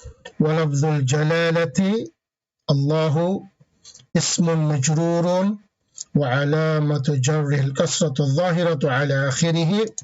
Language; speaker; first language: Arabic; non-native, fluent; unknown